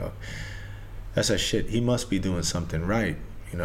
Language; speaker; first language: English; early bilingual, other home language; Krio